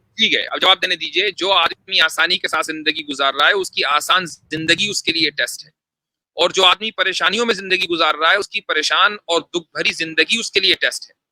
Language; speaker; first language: Hindi; native; Hindi